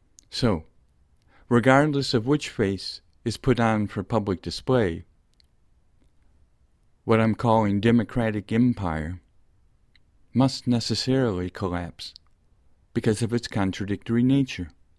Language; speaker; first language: English; native; English